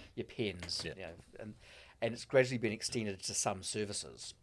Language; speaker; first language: English; native; English